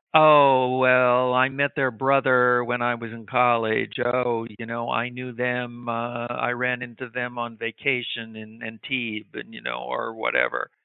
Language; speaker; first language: English; native; English